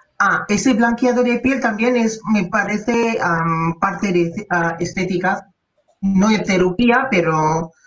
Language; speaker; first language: Spanish; non-native, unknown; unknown